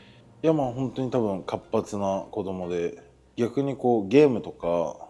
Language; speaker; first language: Japanese; native; Japanese